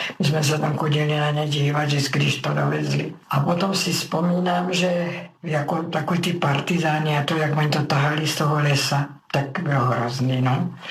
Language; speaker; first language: Czech; native; Czech